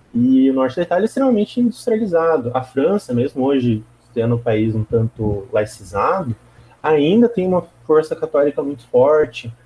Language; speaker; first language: Portuguese; native; Portuguese